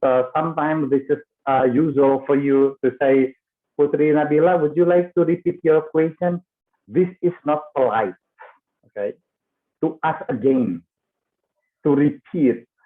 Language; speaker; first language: English; non-native, fluent; Indonesian